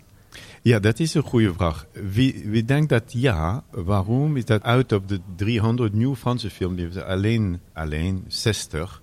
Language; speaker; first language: Dutch; non-native, learner; French